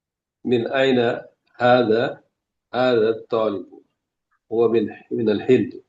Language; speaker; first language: Arabic; non-native, learner; Indonesian